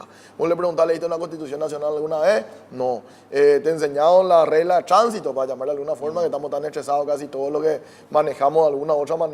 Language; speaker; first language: Spanish; native; Spanish